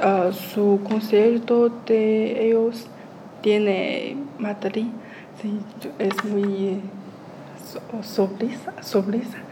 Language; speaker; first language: Spanish; non-native, learner; Chinese